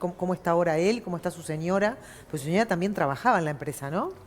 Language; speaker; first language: Spanish; native; Spanish